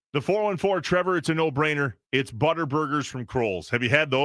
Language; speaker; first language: English; native; English